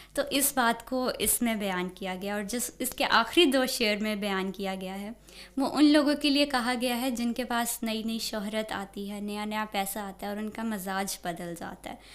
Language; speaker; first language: Urdu; native; Urdu